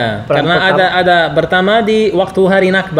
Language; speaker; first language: Indonesian; non-native, learner; Arabic